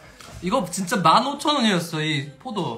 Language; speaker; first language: Korean; non-native, fluent; English